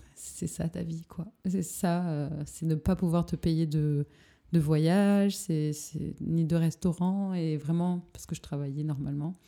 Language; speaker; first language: French; native; French